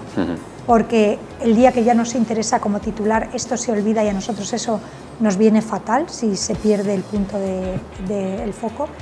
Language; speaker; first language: Spanish; native; Spanish